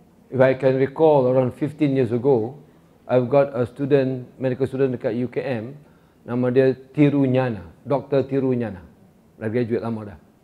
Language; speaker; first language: English; non-native, local second language; Malay